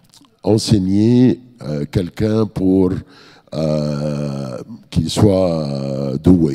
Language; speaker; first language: French; non-native, fluent; Arabic